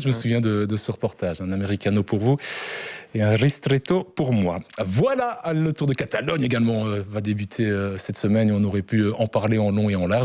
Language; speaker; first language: French; native; French